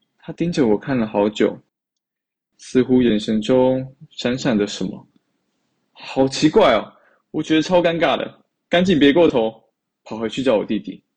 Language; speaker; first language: Chinese; native; Chinese